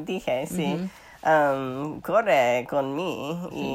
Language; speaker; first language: Spanish; non-native, learner; English